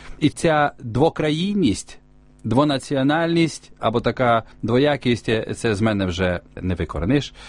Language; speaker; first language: Ukrainian; native; Ukrainian